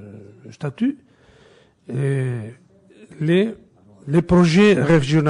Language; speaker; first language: French; non-native, fluent; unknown